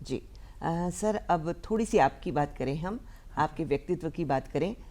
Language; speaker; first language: Hindi; non-native, local second language; Marathi